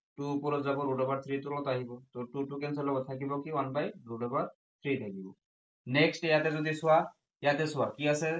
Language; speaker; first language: Assamese; non-native, local second language; Bangla